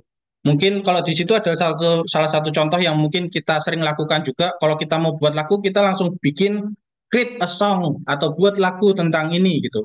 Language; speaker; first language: Indonesian; native; Indonesian